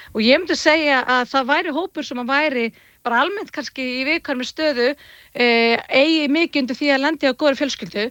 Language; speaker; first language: Icelandic; native; Icelandic